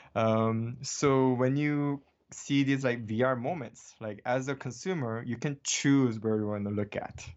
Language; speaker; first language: English; early bilingual, other home language; Korean